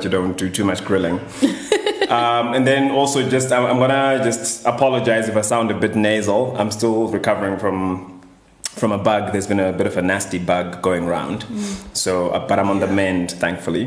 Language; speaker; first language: English; non-native, local second language; Shona